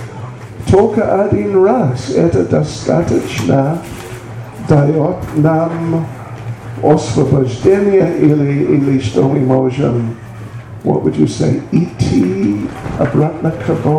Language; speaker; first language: Russian; non-native, learner; English